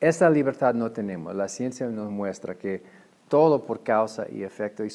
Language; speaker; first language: Spanish; non-native, fluent; English